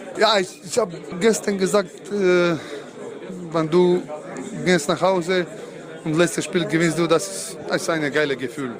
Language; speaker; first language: German; non-native, learner; Croatian